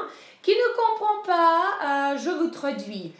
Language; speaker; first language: French; non-native, fluent; Russian